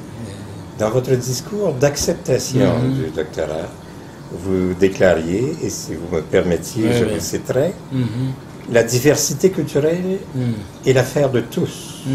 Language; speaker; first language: French; native; French